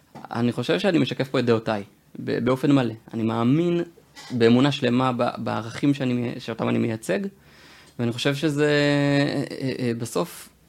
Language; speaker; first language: Hebrew; native; Hebrew